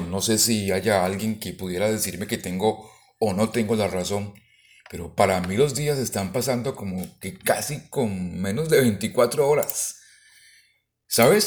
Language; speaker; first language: Spanish; native; Spanish